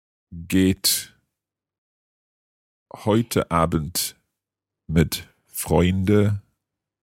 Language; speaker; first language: German; non-native, learner; English